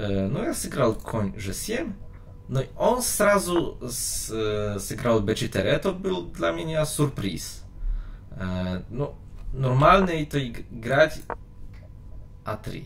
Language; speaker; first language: Russian; non-native, learner; Polish